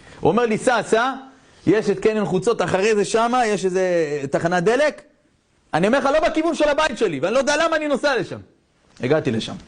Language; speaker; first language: Hebrew; native; Hebrew